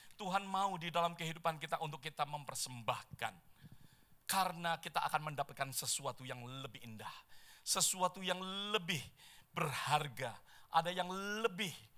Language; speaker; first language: Indonesian; native; Indonesian